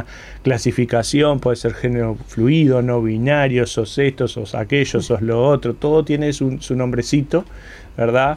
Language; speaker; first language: Spanish; native; Spanish